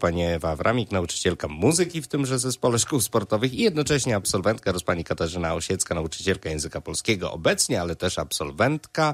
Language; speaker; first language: Polish; native; Polish